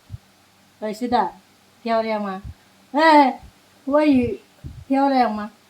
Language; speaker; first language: Chinese; non-native, learner; Filipino